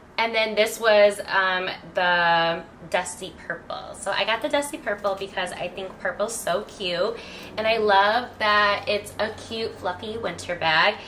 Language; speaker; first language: English; native; English